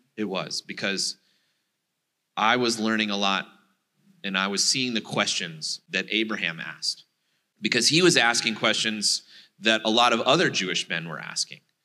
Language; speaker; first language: English; native; English